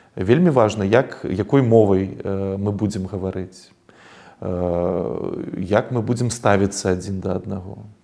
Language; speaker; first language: Belarusian; native; Belarusian